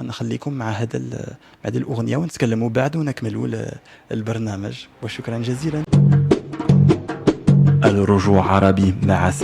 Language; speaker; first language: Arabic; non-native, learner; French